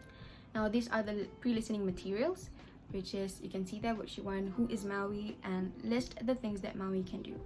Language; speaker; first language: English; non-native, local second language; Malay